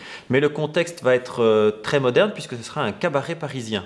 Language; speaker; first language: French; native; French